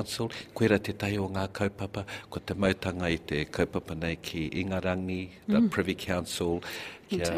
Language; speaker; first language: English; native; English